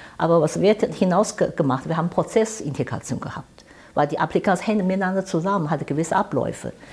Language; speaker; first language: German; non-native, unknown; Chinese